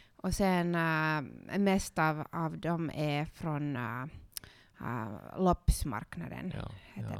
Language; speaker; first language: Swedish; non-native, learner; Finnish